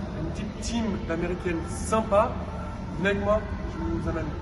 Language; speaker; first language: French; native; French